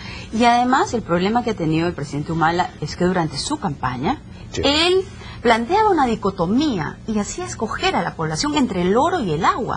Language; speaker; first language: Spanish; native; Spanish